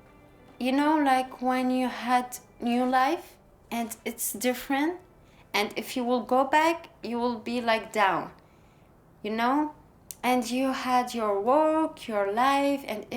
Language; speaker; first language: English; non-native, learner; Arabic